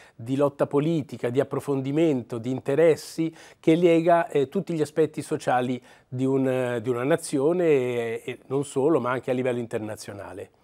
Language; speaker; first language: Italian; native; Italian